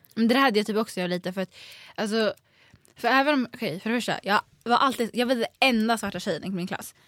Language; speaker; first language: Swedish; native; Swedish